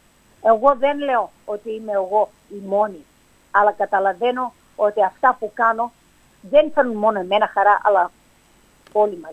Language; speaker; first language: Greek; early bilingual, heritage; English